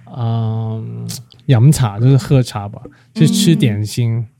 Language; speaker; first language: Chinese; non-native, fluent; Cantonese